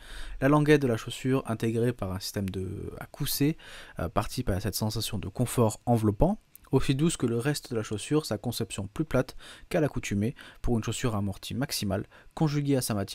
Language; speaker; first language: French; native; French